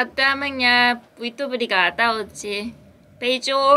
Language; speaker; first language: Portuguese; non-native, learner; Korean